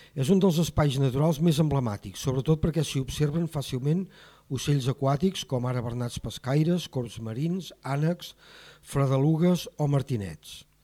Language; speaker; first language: Catalan; native; Catalan